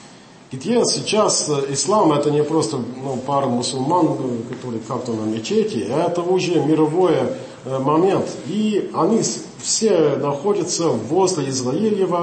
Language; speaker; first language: Russian; non-native, learner; English